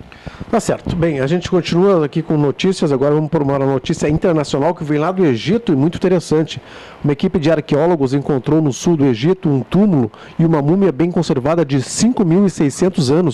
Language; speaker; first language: Portuguese; native; Portuguese